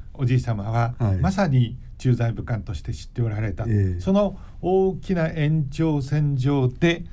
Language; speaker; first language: Japanese; native; Japanese